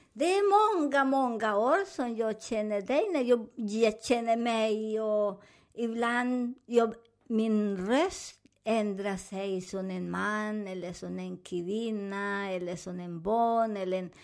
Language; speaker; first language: Swedish; non-native, fluent; Spanish